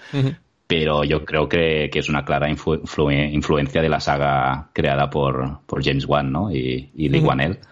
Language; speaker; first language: Spanish; native; Spanish